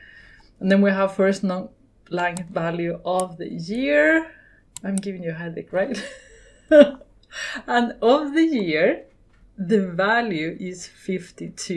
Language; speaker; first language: English; non-native, fluent; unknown